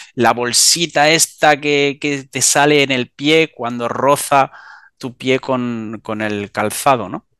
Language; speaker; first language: Spanish; native; Spanish